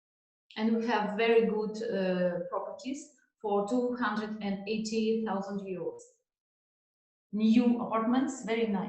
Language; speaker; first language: English; non-native, learner; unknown